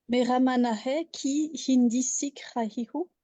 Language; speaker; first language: Hindi; non-native, learner; English